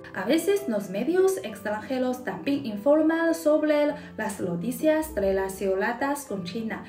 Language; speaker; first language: Spanish; non-native, fluent; Chinese